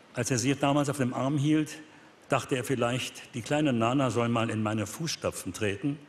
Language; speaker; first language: German; native; German